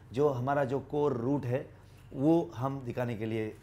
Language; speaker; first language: Hindi; non-native, local second language; Kannada